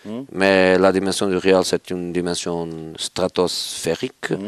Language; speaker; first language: French; non-native, fluent; Portuguese